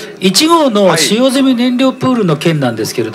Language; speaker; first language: Japanese; native; Japanese